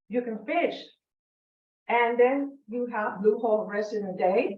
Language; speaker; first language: English; non-native, fluent; Spanish